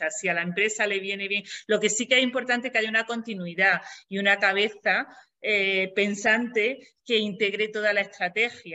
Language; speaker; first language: Spanish; native; Spanish